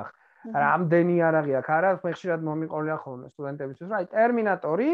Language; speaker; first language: Georgian; native; Georgian